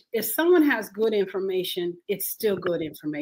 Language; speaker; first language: English; native; English